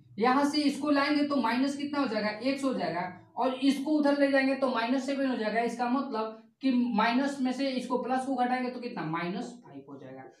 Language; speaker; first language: Hindi; native; Hindi